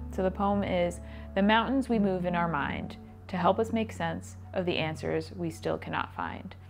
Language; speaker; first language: English; native; English